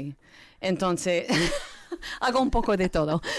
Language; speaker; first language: Spanish; non-native, learner; English